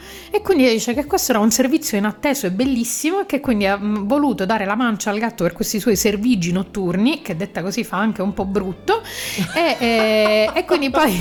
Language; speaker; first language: Italian; native; Italian